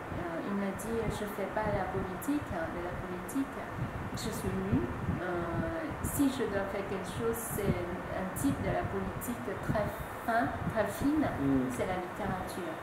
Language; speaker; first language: French; non-native, fluent; Vietnamese